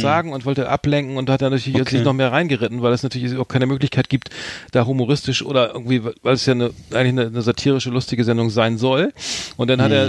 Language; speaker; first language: German; native; German